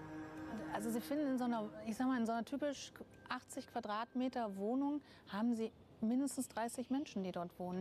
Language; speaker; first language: German; native; German